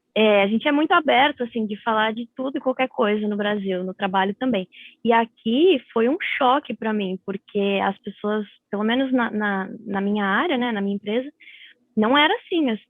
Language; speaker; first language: Portuguese; native; Portuguese